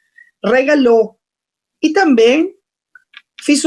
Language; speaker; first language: Portuguese; non-native, fluent; Spanish